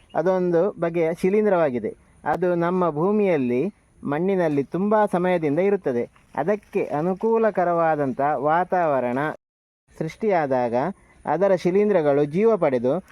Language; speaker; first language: Kannada; non-native, local second language; Tulu